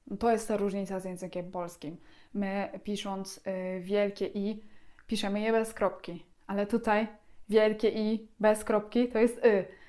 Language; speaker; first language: Polish; native; Polish